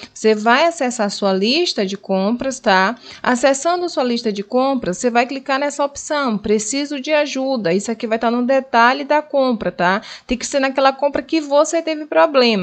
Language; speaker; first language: Portuguese; native; Portuguese